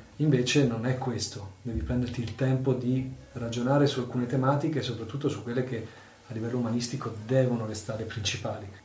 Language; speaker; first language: Italian; native; Italian